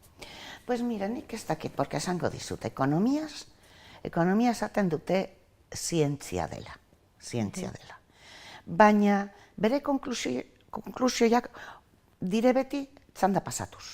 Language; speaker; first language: Basque; non-native, local second language; Spanish